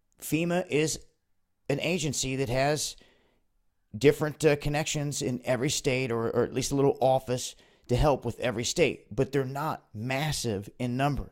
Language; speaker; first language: English; native; English